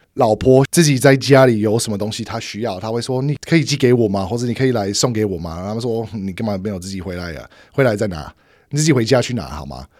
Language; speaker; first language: Chinese; non-native, fluent; English